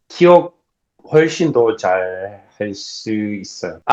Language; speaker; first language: Korean; non-native, learner; English